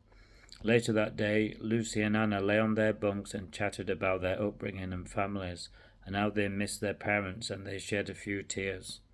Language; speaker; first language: English; native; English